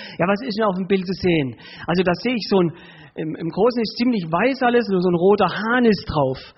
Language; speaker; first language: German; early bilingual, other home language; Spanish